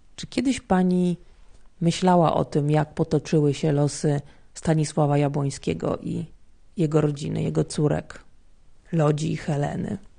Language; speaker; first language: Polish; native; Polish